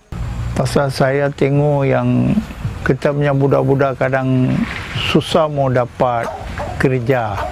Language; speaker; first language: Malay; non-native, local second language; Tamil